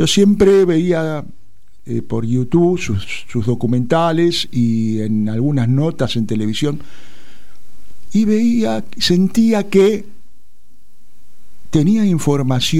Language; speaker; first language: Spanish; native; Spanish